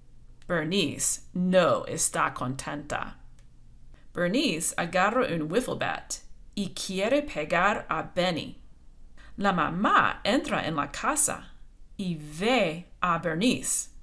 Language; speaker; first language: Spanish; non-native, fluent; English